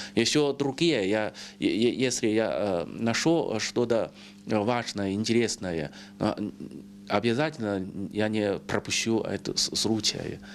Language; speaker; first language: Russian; non-native, learner; Chinese